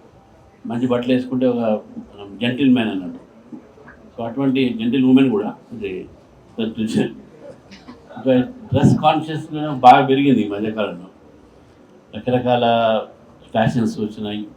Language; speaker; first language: Telugu; native; Telugu